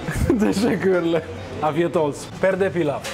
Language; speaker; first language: Turkish; non-native, learner; Italian